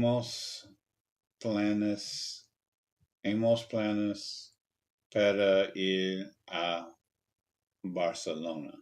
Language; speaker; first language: Spanish; non-native, learner; English